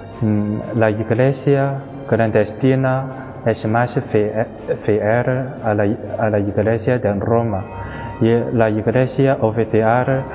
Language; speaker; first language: Spanish; non-native, fluent; Chinese